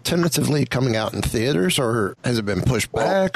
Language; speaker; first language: English; native; English